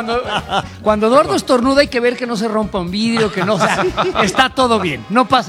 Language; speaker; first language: Spanish; native; Spanish